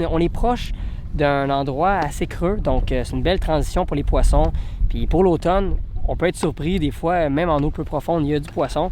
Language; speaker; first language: French; native; French